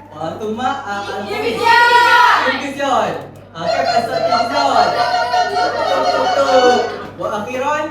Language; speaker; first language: Arabic; non-native, learner; Malay